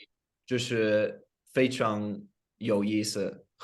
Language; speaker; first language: Chinese; non-native, fluent; English